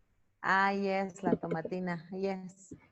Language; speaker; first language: English; non-native, learner; Spanish